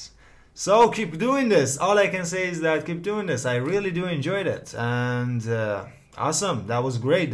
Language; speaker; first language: English; non-native, fluent; Persian